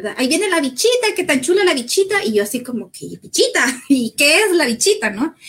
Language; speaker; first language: Spanish; native; Spanish